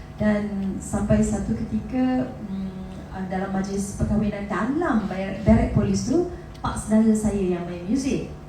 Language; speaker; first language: Malay; native; Malay